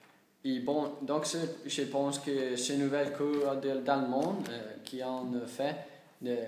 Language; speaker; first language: French; non-native, learner; Italian